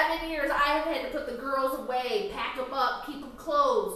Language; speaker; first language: English; native; English